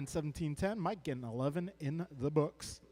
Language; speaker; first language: English; native; English